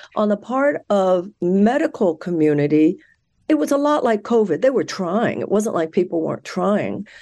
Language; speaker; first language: English; native; English